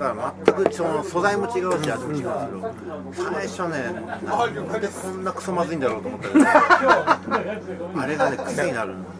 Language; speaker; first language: Japanese; native; Japanese